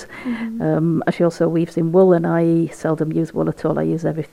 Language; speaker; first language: English; native; English